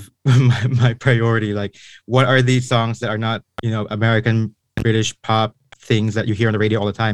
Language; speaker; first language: English; non-native, local second language; Filipino